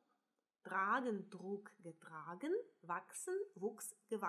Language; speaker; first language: German; non-native, fluent; Russian